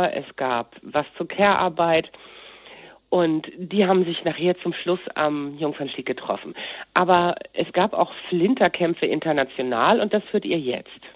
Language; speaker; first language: German; native; German